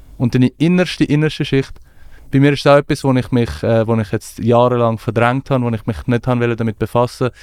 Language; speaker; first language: German; early bilingual, other home language; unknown